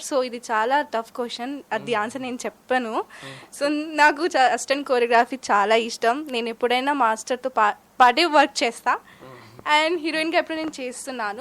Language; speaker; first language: Telugu; non-native, learner; Hindi